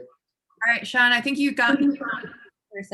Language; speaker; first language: English; native; English